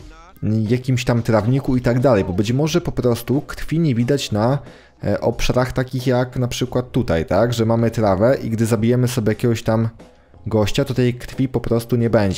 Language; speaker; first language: Polish; native; Polish